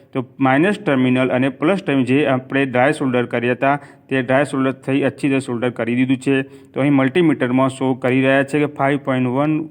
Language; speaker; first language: Gujarati; non-native, local second language; Hindi